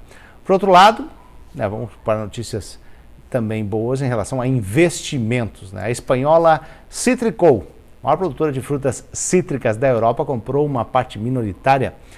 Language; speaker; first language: Portuguese; native; Portuguese